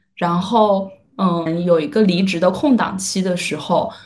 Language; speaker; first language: Chinese; native; Chinese